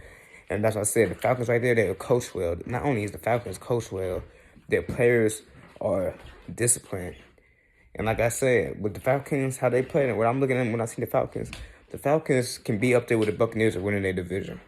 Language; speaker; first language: English; native; English